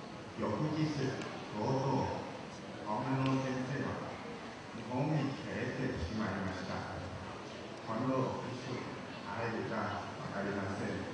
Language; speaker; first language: Japanese; non-native, learner; Lao